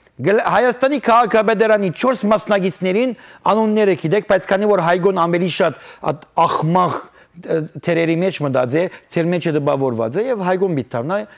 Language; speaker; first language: Armenian; early bilingual, heritage; Armenian